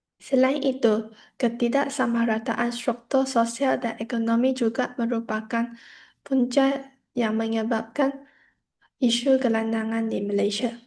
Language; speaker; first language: Malay; non-native, local second language; Chinese